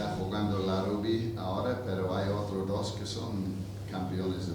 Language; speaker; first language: Spanish; non-native, fluent; English